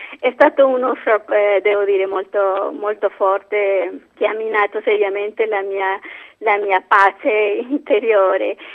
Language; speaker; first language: Italian; non-native, fluent; Spanish